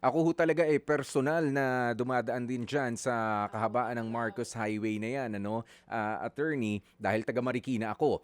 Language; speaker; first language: Filipino; native; Filipino